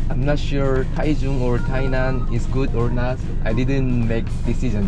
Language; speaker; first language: English; non-native, learner; Korean